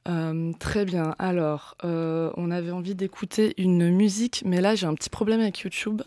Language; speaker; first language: French; native; French